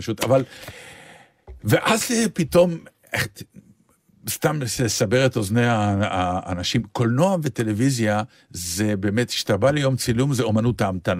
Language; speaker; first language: Hebrew; native; Hebrew